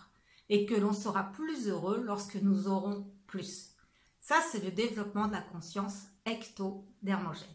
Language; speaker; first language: French; native; French